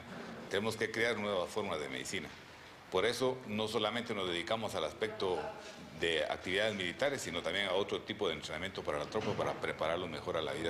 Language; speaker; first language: Spanish; native; Spanish